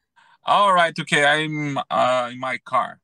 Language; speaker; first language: English; non-native, learner; Portuguese